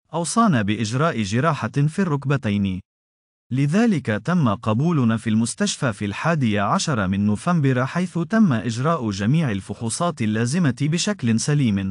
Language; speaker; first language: Arabic; non-native, fluent; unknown